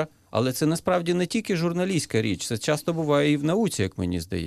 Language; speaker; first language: Ukrainian; native; Ukrainian